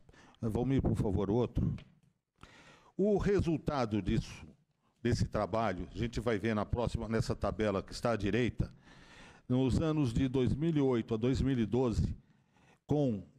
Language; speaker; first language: Portuguese; native; Portuguese